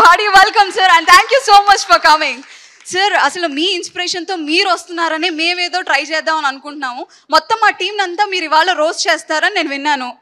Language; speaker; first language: Telugu; native; Telugu